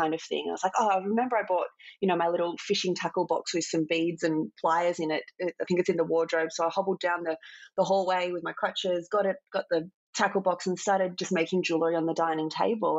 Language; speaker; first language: English; native; English